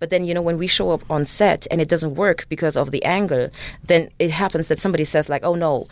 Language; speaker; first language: English; non-native, fluent; German